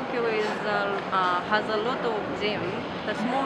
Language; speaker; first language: English; non-native, learner; Japanese